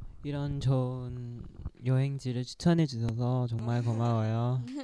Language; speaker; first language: Korean; non-native, learner; Chinese